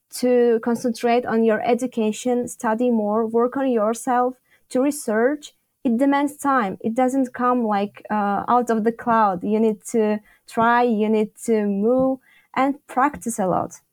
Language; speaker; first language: English; non-native, fluent; Tajik